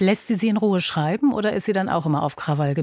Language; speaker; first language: German; native; German